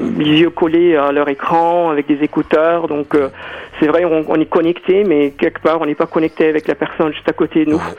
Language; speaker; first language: French; non-native, fluent; Afrikaans